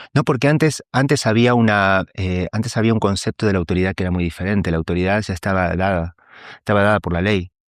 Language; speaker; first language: Spanish; native; Spanish